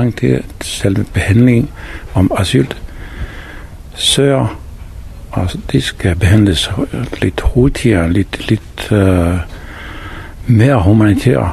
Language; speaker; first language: Danish; non-native, fluent; Bosnian